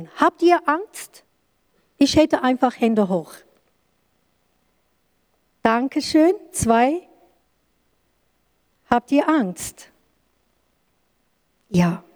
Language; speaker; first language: German; non-native, learner; Kurdish